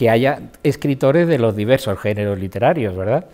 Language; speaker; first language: Spanish; native; Spanish